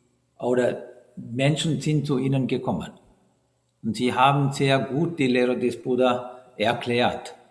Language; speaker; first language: German; non-native, fluent; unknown